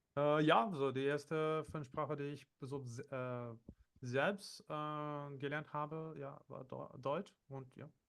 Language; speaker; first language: German; non-native, fluent; Portuguese